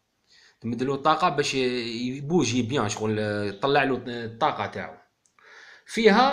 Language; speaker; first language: Arabic; native; Arabic